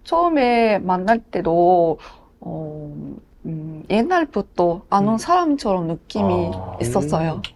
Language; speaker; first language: Korean; non-native, learner; Japanese